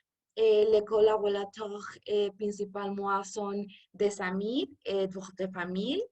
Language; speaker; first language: French; non-native, learner; Spanish